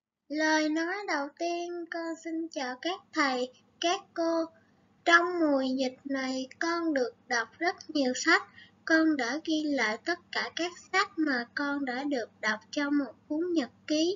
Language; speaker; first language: Vietnamese; native; Vietnamese